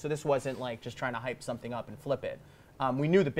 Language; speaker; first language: English; native; English